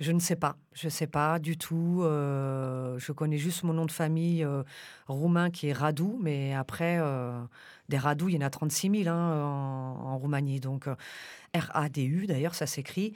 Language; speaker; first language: French; early bilingual, other home language; Romanian